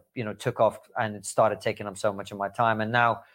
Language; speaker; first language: English; early bilingual, other home language; Russian